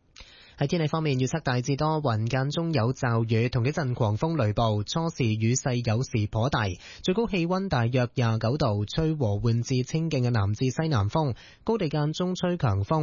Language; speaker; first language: Cantonese; native; Cantonese